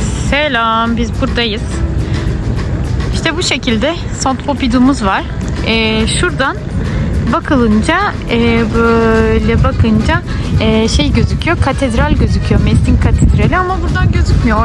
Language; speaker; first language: Turkish; non-native, learner; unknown